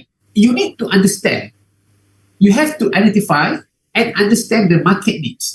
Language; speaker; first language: English; non-native, fluent; Malay